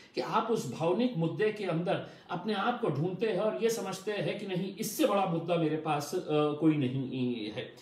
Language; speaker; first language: Hindi; non-native, local second language; Urdu